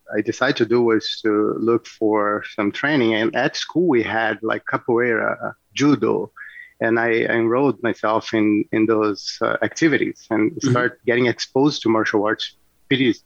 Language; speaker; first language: English; non-native, fluent; Portuguese